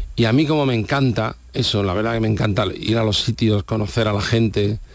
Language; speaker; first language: Spanish; native; Spanish